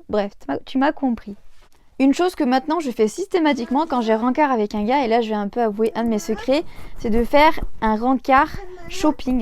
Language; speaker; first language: French; native; French